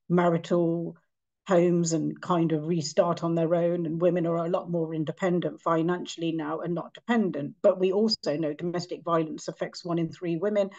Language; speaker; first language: English; native; English